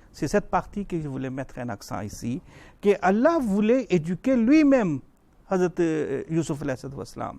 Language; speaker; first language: French; non-native, fluent; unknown